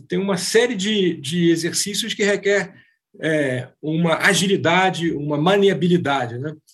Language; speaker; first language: Portuguese; native; Portuguese